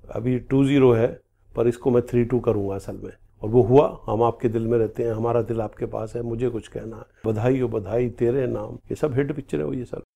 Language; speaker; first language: Hindi; native; Hindi